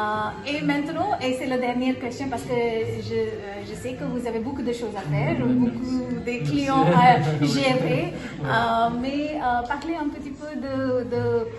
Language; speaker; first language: French; non-native, learner; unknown